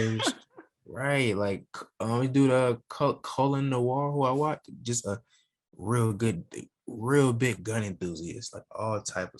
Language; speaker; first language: English; native; English